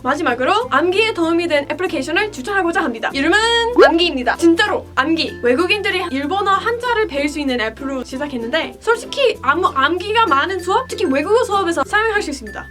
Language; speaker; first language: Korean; non-native, fluent; English